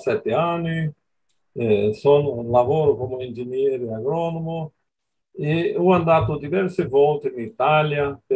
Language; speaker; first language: Italian; non-native, learner; Portuguese